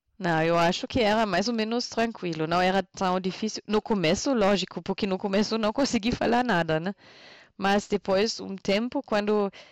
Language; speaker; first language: Portuguese; non-native, fluent; German